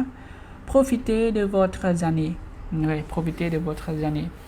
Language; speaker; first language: French; non-native, fluent; Khmer